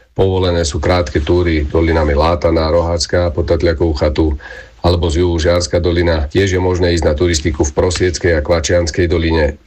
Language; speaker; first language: Slovak; native; Slovak